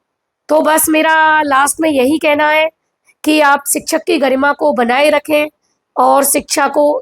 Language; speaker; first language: Hindi; native; Hindi